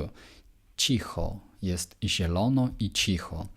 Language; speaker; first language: Polish; non-native, fluent; Ukrainian